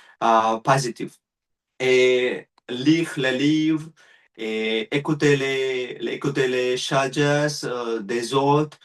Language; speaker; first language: French; non-native, learner; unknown